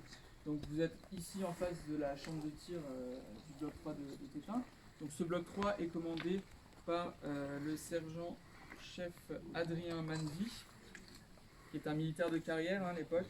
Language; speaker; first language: French; native; French